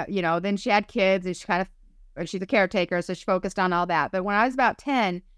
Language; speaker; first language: English; native; English